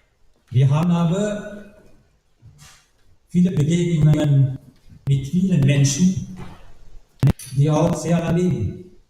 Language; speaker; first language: German; non-native, learner; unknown